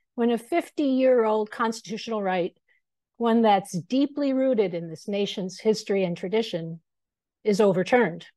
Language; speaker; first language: English; native; English